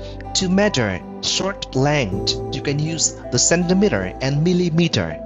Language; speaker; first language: English; non-native, fluent; Vietnamese